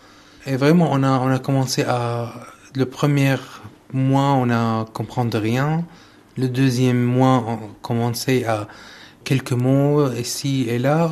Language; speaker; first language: French; non-native, learner; Arabic